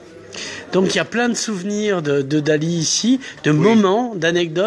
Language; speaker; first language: French; native; French